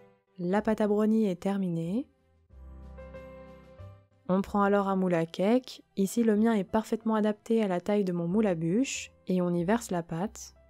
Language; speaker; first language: French; native; French